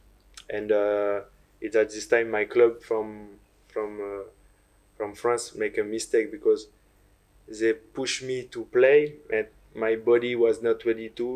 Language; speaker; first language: English; non-native, learner; French